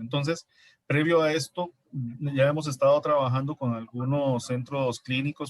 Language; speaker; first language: Spanish; native; Spanish